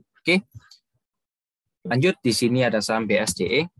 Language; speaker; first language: Indonesian; native; Indonesian